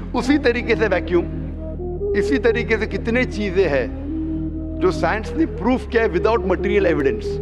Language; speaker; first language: Hindi; non-native, local second language; Urdu